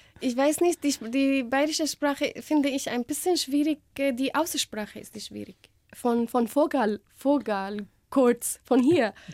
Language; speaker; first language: German; non-native, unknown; Arabic